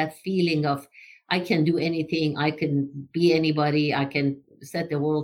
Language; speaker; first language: English; non-native, fluent; Persian